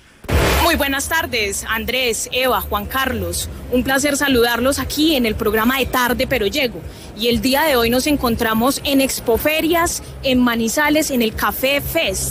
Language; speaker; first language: Spanish; native; Spanish